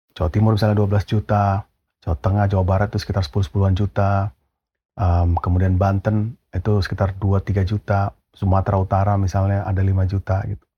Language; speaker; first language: Indonesian; native; Indonesian